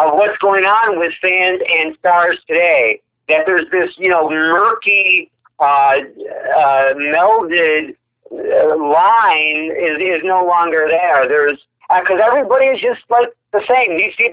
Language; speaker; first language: English; native; English